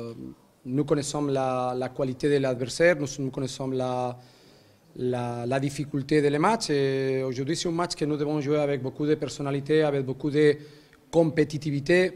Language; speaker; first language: French; non-native, learner; Spanish